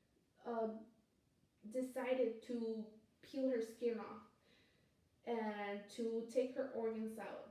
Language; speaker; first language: English; non-native, fluent; Spanish